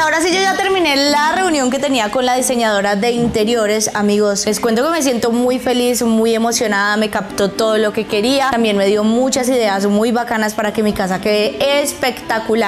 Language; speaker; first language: Spanish; native; Spanish